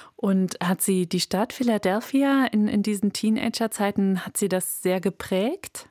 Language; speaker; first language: German; native; German